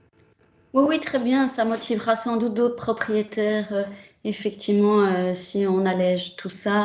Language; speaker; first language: French; native; French